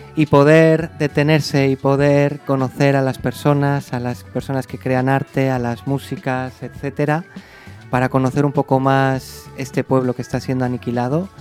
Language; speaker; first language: Spanish; native; Spanish